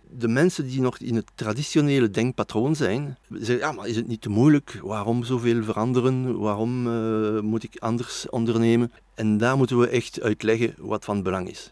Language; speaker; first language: Dutch; non-native, local second language; French